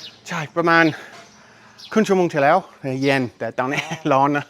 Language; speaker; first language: Thai; non-native, learner; English